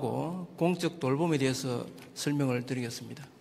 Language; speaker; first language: Korean; native; Korean